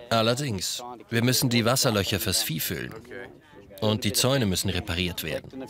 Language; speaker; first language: German; non-native, fluent; English